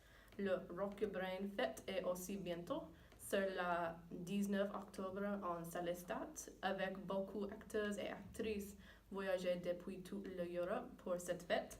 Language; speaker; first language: French; non-native, learner; English